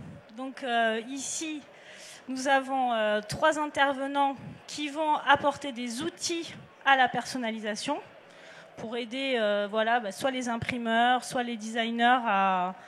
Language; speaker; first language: French; native; French